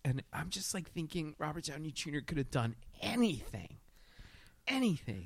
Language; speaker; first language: English; native; English